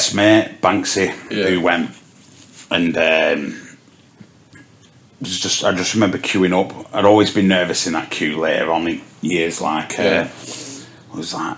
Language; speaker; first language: English; native; English